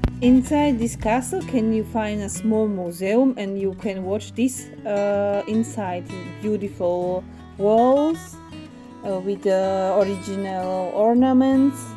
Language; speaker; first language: English; non-native, learner; Slovak